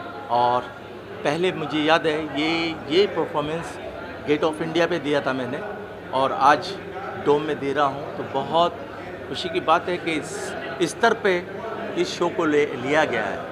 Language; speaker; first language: Hindi; native; Hindi